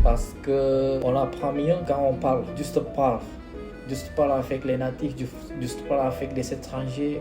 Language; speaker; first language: French; non-native, learner; Indonesian